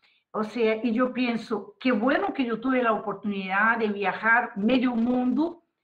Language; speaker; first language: Spanish; non-native, fluent; Portuguese